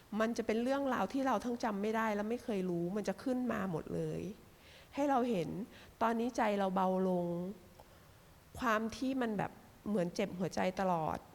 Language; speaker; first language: Thai; native; Thai